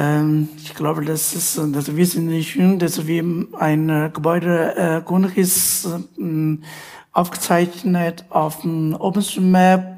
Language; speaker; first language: German; non-native, learner; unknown